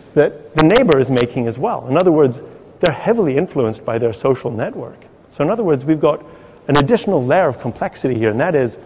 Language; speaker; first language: English; native; English